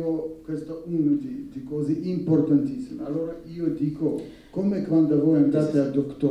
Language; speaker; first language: Italian; non-native, learner; Russian